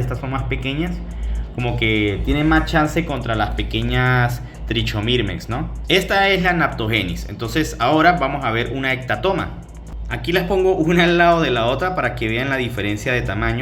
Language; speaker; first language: Spanish; native; Spanish